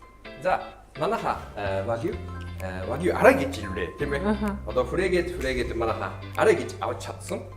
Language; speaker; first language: Mongolian; non-native, learner; Japanese